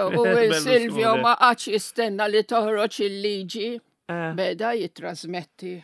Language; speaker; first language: Maltese; non-native, local second language; Italian